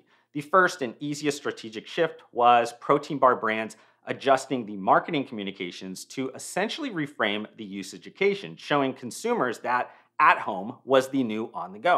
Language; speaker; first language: English; native; English